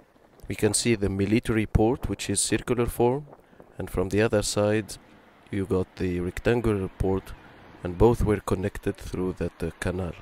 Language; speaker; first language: English; non-native, fluent; Arabic